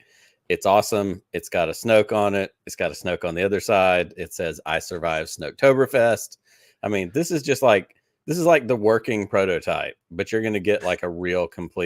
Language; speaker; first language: English; native; English